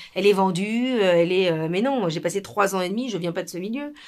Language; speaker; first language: French; non-native, fluent; Spanish